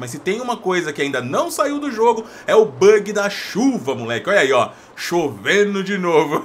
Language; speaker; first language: Portuguese; native; Portuguese